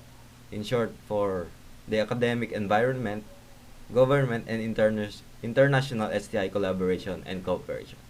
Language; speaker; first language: English; non-native, local second language; Filipino